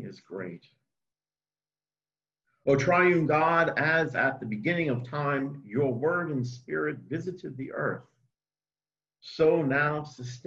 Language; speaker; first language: English; native; English